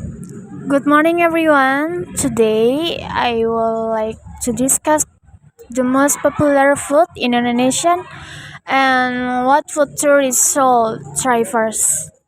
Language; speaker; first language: English; non-native, learner; Indonesian